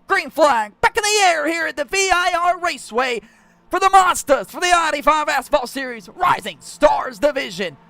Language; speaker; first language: English; native; English